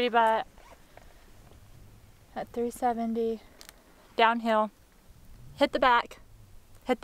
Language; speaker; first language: English; native; English